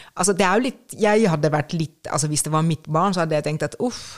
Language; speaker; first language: Norwegian; non-native, fluent; Finnish